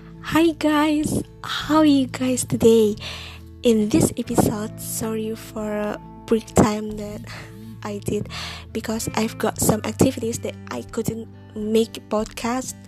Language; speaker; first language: English; non-native, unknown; Indonesian